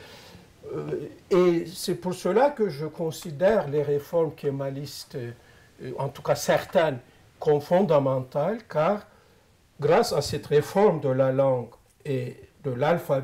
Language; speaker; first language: French; non-native, fluent; Turkish